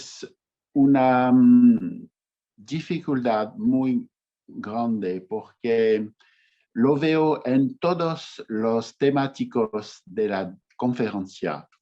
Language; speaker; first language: Spanish; non-native, fluent; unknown